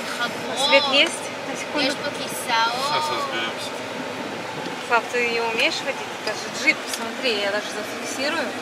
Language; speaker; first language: Russian; native; Russian